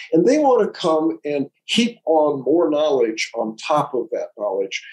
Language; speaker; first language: English; native; English